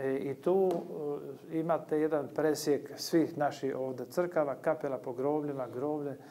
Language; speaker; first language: Croatian; non-native, local second language; Albanian